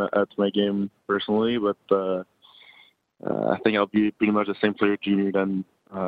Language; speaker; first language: English; native; English